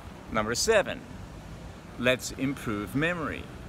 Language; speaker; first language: English; native; English